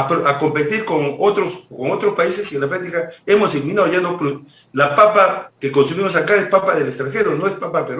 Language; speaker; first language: Spanish; native; Spanish